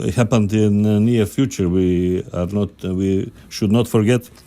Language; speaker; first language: English; non-native, fluent; Macedonian